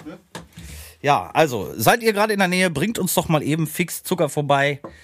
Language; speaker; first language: German; native; German